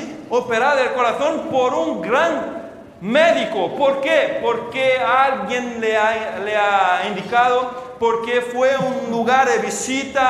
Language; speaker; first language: Spanish; non-native, fluent; Portuguese